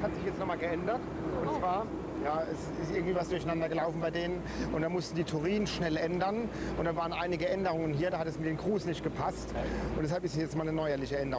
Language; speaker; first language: German; native; German